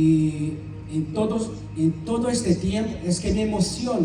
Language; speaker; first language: Spanish; non-native, fluent; Portuguese